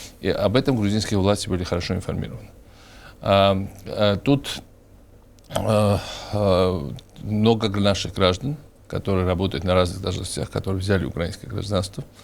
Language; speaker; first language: Russian; non-native, local second language; Georgian